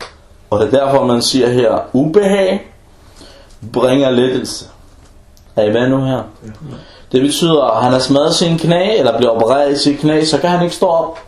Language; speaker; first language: Danish; non-native, fluent; Arabic